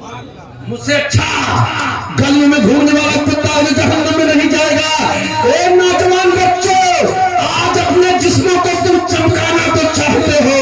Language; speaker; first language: Hindi; native; Hindi